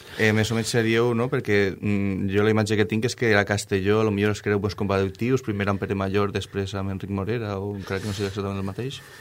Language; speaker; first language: Catalan; native; Catalan